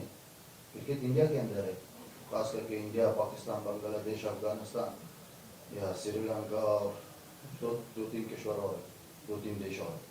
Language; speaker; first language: Hindi; non-native, fluent; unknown